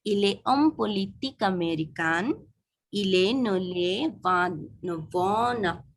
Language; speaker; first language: French; non-native, learner; Bangla